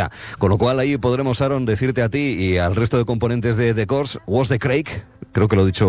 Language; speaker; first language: Spanish; native; Spanish